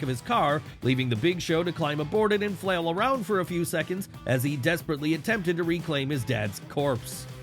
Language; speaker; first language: English; native; English